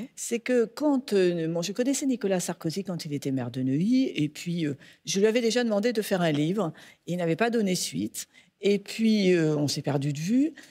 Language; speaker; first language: French; native; French